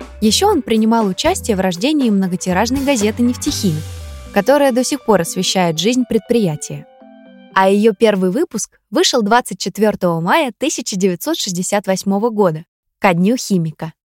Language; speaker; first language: Russian; native; Russian